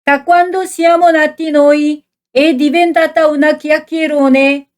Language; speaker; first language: Italian; non-native, fluent; Korean